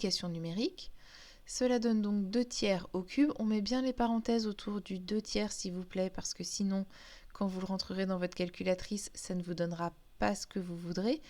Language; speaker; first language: French; native; French